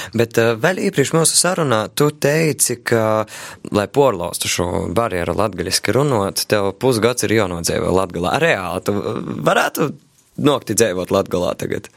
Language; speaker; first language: Latvian; native; Latvian